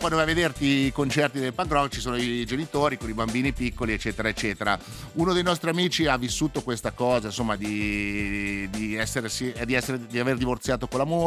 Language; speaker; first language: Italian; native; Italian